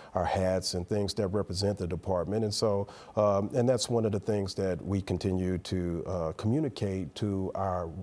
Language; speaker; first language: English; native; English